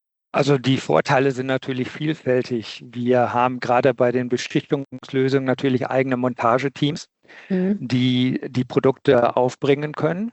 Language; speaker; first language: German; native; German